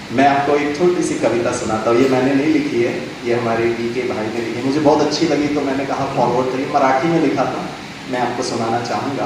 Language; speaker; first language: Hindi; non-native, local second language; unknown